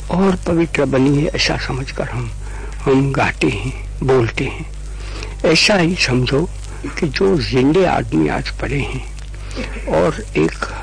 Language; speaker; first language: Hindi; non-native, local second language; Gujarati